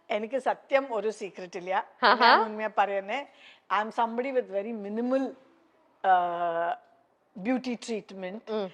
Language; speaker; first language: Malayalam; non-native, learner; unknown